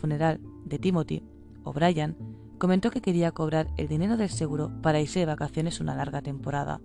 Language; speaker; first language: Spanish; native; Spanish